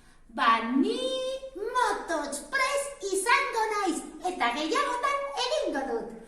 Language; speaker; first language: Basque; non-native, local second language; Spanish